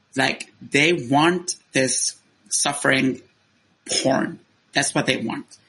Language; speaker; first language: English; non-native, fluent; Spanish